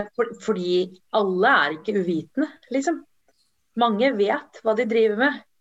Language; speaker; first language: Norwegian; early bilingual, other home language; Tamil